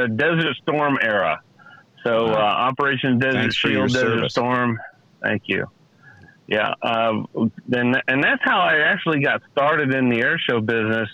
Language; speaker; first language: English; native; English